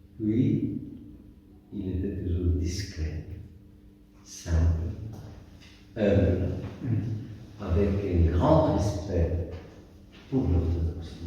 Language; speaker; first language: French; non-native, fluent; Greek